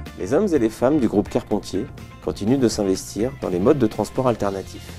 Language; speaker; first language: French; native; French